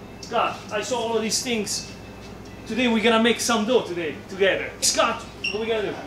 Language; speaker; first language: English; non-native, fluent; Italian